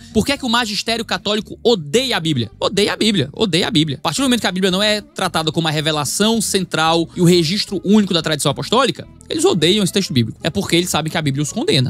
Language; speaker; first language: Portuguese; native; Portuguese